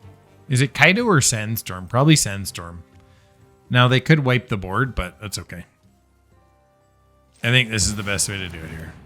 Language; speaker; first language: English; native; English